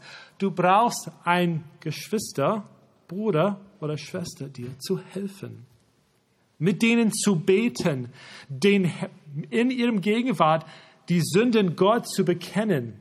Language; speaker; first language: German; non-native, fluent; English